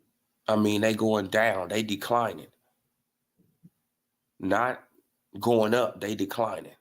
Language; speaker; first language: English; native; English